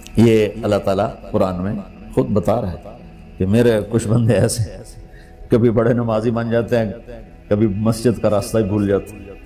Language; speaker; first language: Urdu; non-native, local second language; Punjabi